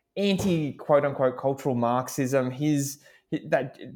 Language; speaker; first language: English; native; English